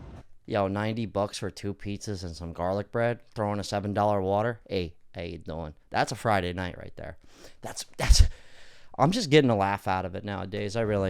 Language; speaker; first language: English; native; English